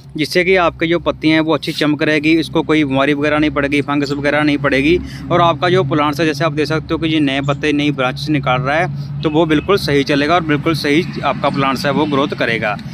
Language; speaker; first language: Hindi; non-native, local second language; Punjabi